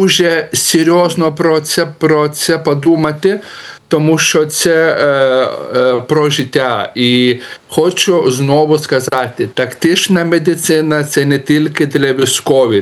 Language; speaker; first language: Ukrainian; non-native, learner; Lithuanian